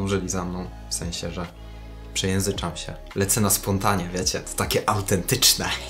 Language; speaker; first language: Polish; native; Polish